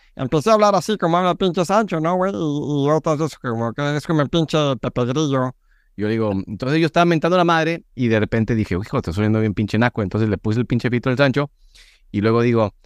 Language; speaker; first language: Spanish; native; Spanish